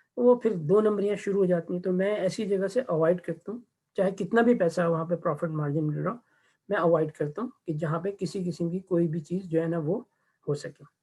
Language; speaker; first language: Urdu; native; Urdu